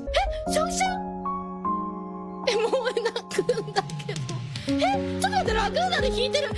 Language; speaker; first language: Japanese; native; Japanese